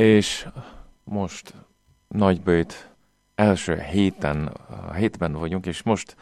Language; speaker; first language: Hungarian; non-native, fluent; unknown